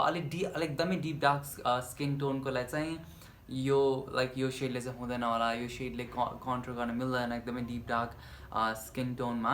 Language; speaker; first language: Nepali; native; Nepali